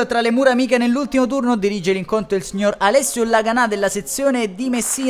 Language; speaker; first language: Italian; native; Italian